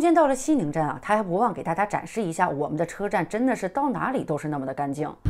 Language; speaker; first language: Chinese; native; Chinese